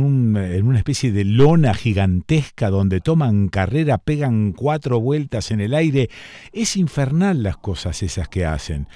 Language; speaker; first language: Spanish; native; Spanish